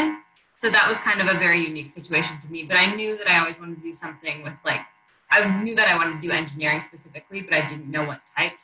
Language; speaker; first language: English; native; English